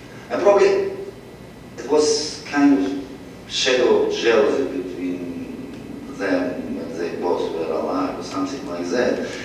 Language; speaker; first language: English; non-native, fluent; Russian